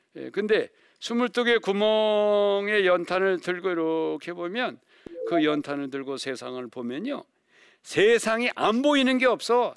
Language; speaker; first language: Korean; native; Korean